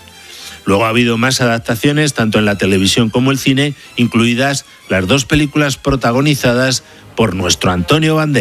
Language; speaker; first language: Spanish; native; Spanish